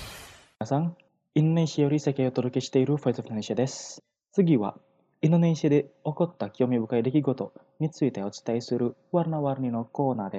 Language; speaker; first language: Japanese; non-native, fluent; Indonesian